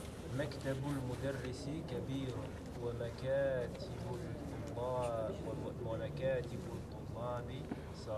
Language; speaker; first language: Arabic; non-native, learner; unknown